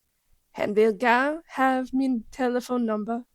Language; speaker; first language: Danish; non-native, learner; English